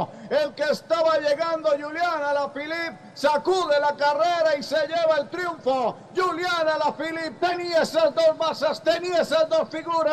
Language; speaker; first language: Spanish; native; Spanish